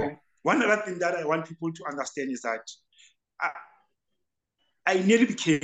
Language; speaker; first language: English; non-native, local second language; Southern Sotho